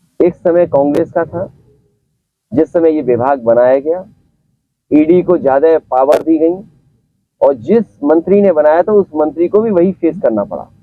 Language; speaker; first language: Hindi; native; Hindi